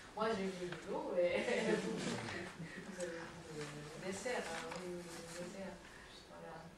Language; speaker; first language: French; non-native, fluent; Japanese